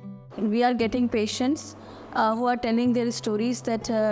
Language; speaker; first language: English; non-native, local second language; Hindi